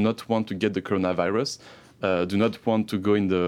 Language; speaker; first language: English; non-native, fluent; French